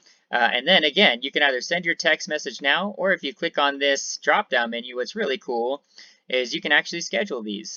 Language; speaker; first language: English; native; English